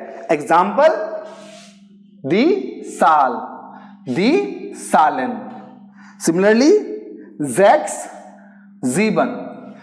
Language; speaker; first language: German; non-native, learner; Hindi